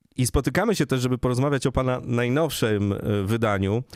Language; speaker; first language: Polish; native; Polish